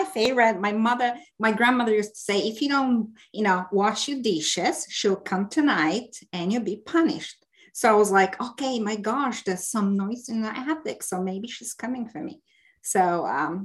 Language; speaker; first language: English; non-native, fluent; Bulgarian